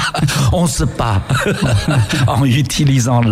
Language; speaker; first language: French; non-native, fluent; Chinese